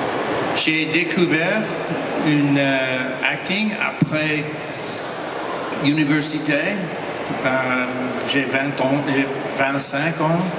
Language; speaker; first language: French; non-native, learner; English